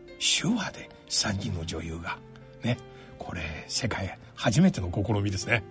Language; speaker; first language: Japanese; non-native, fluent; Chinese